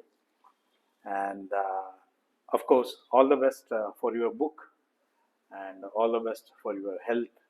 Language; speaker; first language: English; non-native, local second language; Kannada